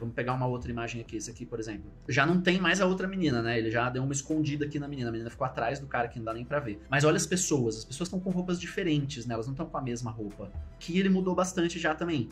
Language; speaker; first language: Portuguese; native; Portuguese